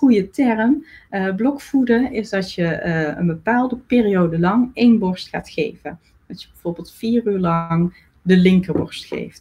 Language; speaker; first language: Dutch; native; Dutch